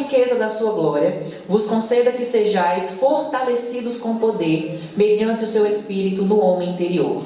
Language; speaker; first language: Portuguese; native; Portuguese